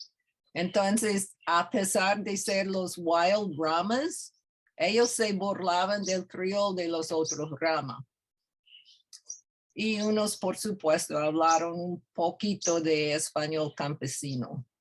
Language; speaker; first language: Spanish; non-native, fluent; English